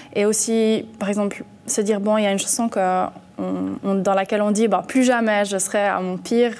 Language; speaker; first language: French; early bilingual, heritage; French